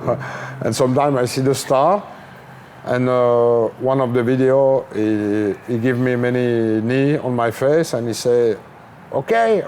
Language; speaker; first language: English; non-native, learner; French